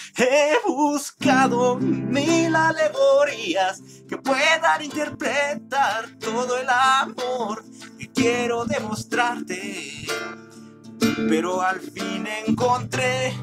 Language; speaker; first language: Spanish; native; Spanish